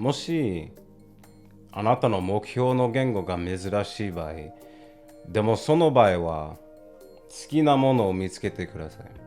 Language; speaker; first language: Japanese; non-native, learner; English